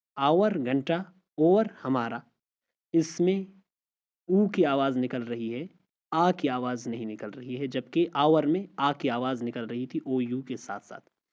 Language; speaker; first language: Urdu; non-native, local second language; Baluchi